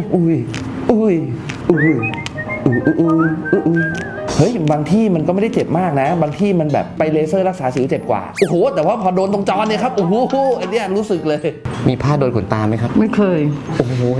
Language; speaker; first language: Thai; native; Thai